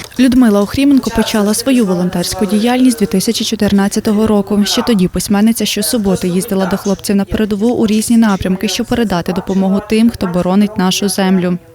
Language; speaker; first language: Ukrainian; native; Ukrainian